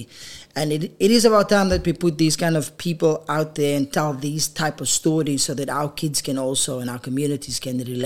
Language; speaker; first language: English; non-native, local second language; Afrikaans